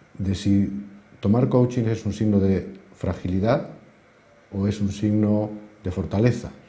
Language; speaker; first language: Spanish; native; Spanish